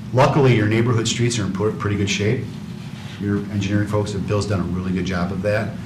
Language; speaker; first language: English; native; English